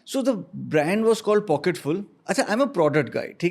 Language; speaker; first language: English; non-native, local second language; Hindi